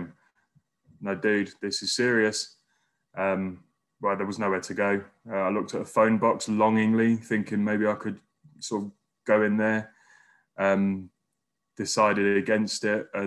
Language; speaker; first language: English; native; English